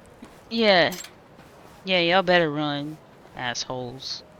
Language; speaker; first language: English; native; English